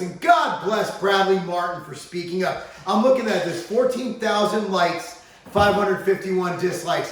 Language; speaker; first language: English; native; English